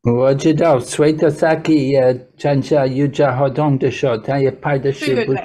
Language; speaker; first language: Chinese; non-native, learner; English